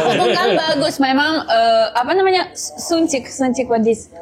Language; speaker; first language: Indonesian; non-native, learner; Russian